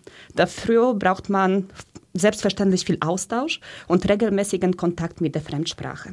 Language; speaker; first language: German; early bilingual, other home language; Polish